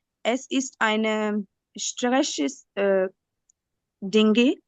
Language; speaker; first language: German; non-native, learner; Urdu